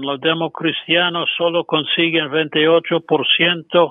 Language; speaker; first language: Spanish; non-native, fluent; English